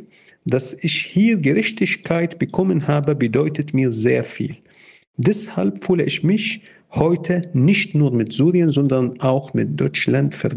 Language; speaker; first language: German; non-native, fluent; Arabic